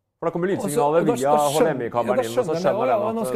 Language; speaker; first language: Norwegian; native; Norwegian